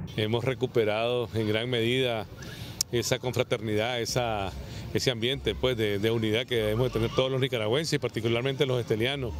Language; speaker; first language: Spanish; native; Spanish